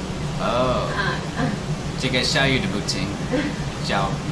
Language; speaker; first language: Chinese; non-native, learner; English